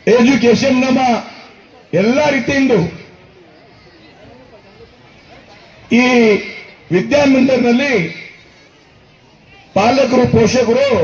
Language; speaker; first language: Kannada; non-native, local second language; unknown